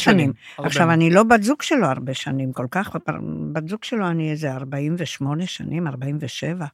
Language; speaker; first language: Hebrew; non-native, fluent; Romanian